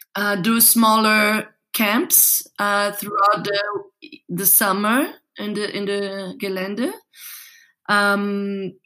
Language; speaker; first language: English; non-native, fluent; Portuguese